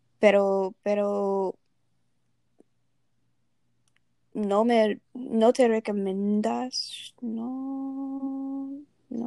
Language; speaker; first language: Spanish; non-native, learner; English